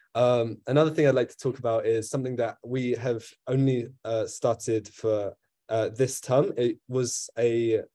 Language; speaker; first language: English; native; English